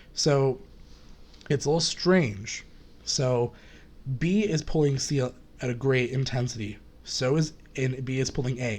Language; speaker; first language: English; native; English